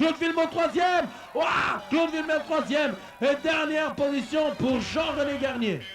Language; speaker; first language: French; native; French